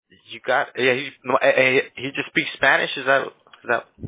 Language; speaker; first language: English; early bilingual, other home language; Spanish